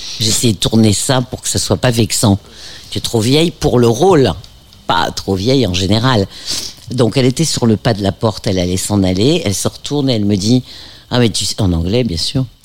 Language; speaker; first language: French; early bilingual, heritage; French